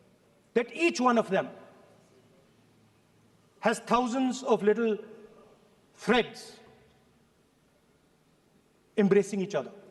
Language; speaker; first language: English; non-native, local second language; Hindi